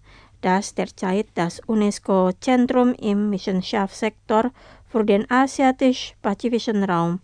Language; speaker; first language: German; non-native, fluent; Indonesian